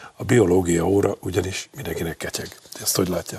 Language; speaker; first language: Hungarian; native; Hungarian